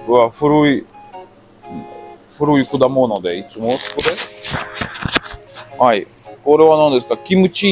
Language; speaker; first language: Japanese; non-native, learner; Russian